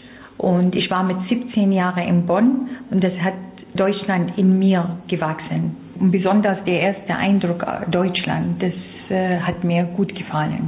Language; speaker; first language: German; non-native, fluent; Arabic